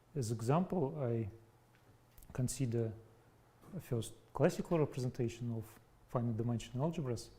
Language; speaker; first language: English; non-native, fluent; Russian